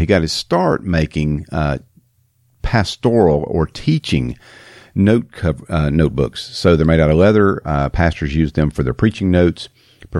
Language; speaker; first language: English; native; English